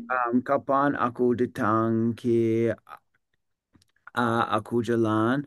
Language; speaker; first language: Indonesian; non-native, learner; English